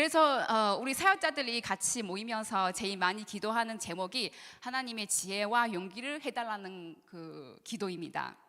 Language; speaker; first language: Korean; non-native, learner; Chinese